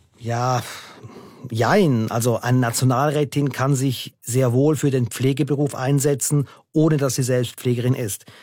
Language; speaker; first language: German; native; German